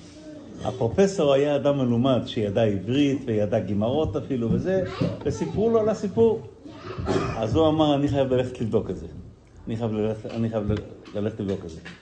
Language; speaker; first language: Hebrew; non-native, fluent; Yiddish